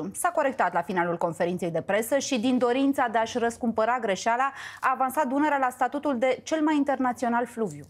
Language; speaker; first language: Romanian; native; Romanian